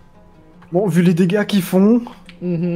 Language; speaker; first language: French; native; French